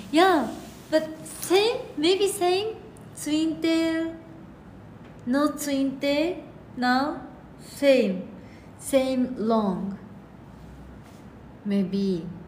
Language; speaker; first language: English; non-native, learner; Japanese